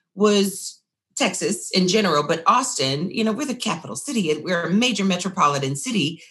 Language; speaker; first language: English; native; English